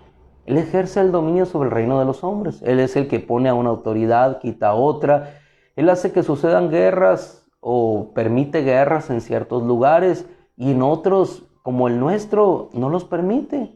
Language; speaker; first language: Spanish; native; Spanish